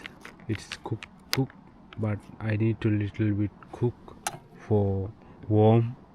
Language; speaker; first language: English; non-native, learner; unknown